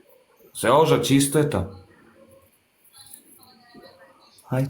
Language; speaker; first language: Russian; non-native, learner; Turkmen